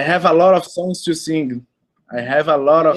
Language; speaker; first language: English; non-native, learner; Portuguese